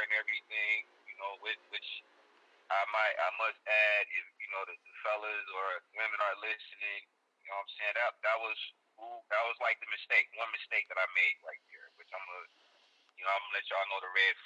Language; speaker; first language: English; native; English